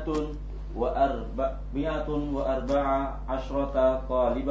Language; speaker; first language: Arabic; non-native, learner; Indonesian